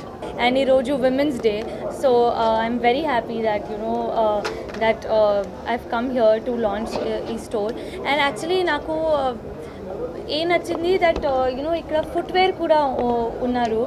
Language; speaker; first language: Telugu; non-native, learner; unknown